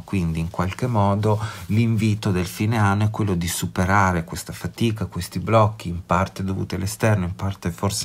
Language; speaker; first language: Italian; native; Italian